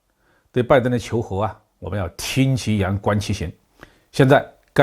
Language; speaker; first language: Chinese; native; Chinese